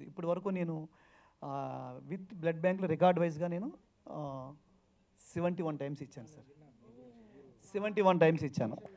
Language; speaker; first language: Telugu; native; Telugu